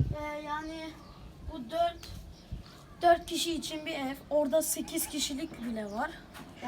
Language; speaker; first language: Turkish; early bilingual, heritage; Turkish